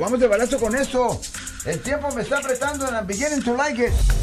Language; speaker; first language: Spanish; native; Spanish